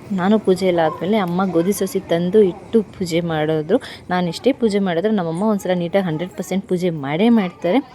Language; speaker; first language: Kannada; non-native, local second language; Lambadi